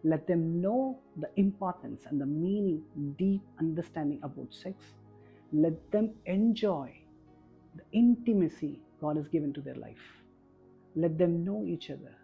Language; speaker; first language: English; non-native, local second language; Kannada